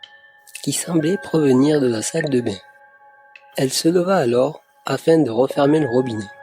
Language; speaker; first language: French; native; French